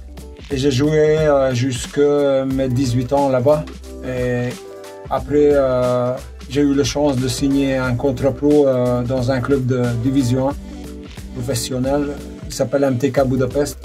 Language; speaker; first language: French; non-native, local second language; Hungarian